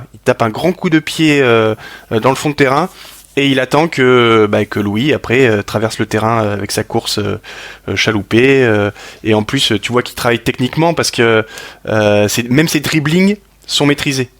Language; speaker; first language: French; native; French